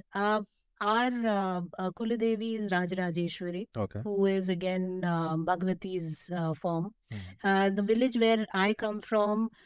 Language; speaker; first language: English; non-native, local second language; Hindi